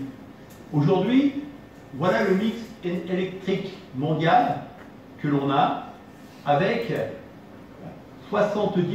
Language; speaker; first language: French; native; French